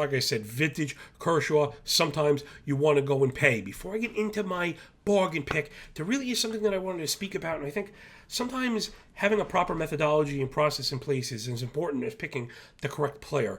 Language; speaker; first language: English; native; English